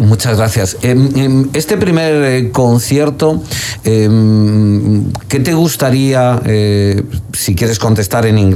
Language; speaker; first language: Spanish; native; Spanish